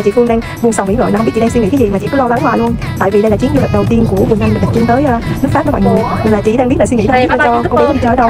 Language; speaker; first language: Vietnamese; native; Vietnamese